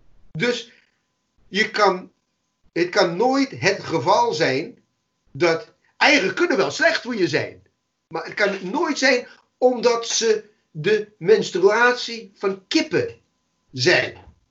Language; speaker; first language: Dutch; non-native, fluent; English